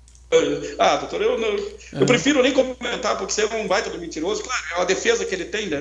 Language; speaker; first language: Portuguese; native; Portuguese